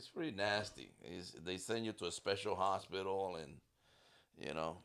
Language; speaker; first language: English; non-native, fluent; Spanish